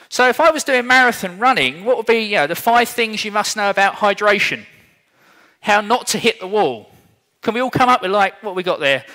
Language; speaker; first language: English; native; English